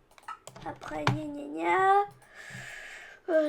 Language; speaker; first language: French; native; French